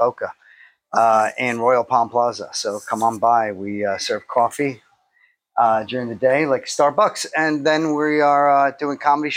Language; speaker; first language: English; native; English